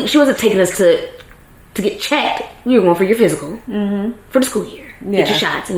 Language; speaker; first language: English; native; English